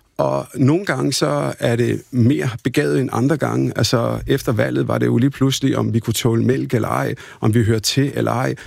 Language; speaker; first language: Danish; early bilingual, other home language; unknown